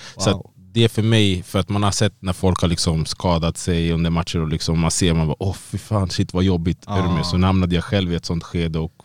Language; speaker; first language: Swedish; native; Swedish